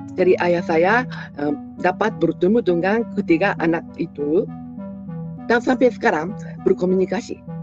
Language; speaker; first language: Indonesian; non-native, fluent; Japanese